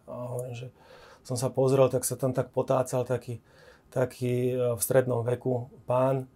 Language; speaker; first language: Slovak; native; Slovak